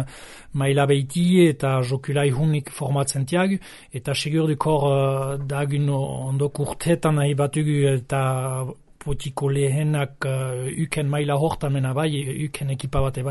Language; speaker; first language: Basque; native; Basque